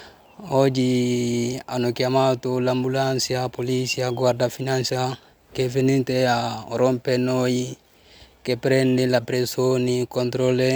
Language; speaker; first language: Italian; non-native, learner; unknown